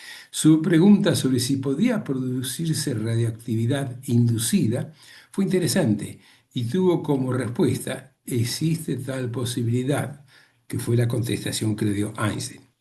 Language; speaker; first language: Spanish; native; Spanish